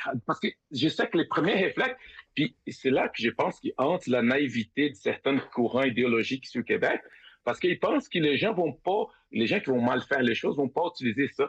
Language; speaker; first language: French; non-native, fluent; Portuguese